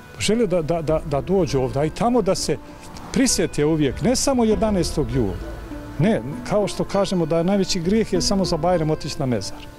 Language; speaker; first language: Serbian; native; Serbian